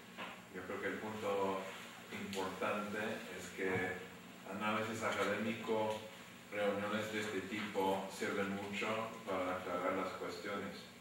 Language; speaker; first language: Spanish; non-native, fluent; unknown